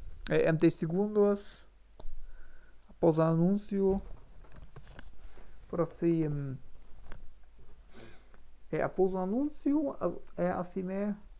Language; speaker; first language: Portuguese; non-native, learner; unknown